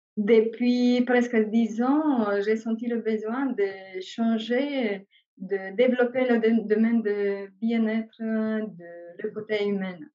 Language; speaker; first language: French; non-native, fluent; Romanian